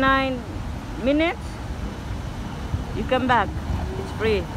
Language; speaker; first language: English; non-native, local second language; Filipino